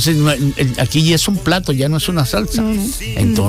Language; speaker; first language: Spanish; native; Spanish